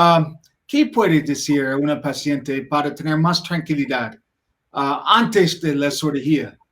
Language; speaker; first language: Spanish; non-native, learner; English